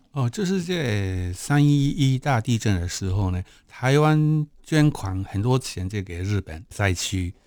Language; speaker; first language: Chinese; non-native, fluent; Japanese